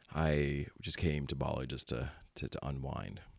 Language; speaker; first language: English; early bilingual, other home language; Filipino